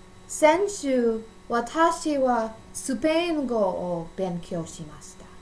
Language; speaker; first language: Japanese; non-native, learner; English